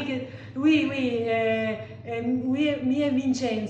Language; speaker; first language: English; non-native, learner; Italian